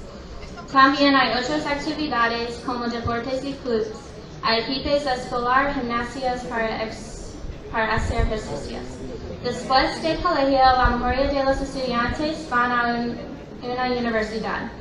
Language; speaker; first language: Spanish; non-native, learner; English